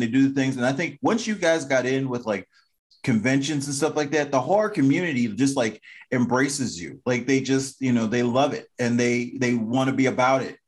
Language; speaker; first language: English; native; English